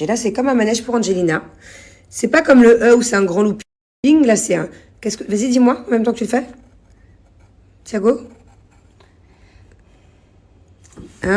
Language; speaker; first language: French; native; French